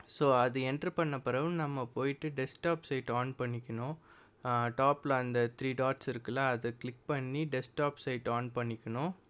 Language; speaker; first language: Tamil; non-native, local second language; Telugu